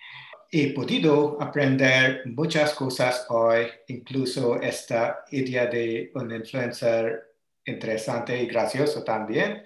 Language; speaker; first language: Spanish; non-native, learner; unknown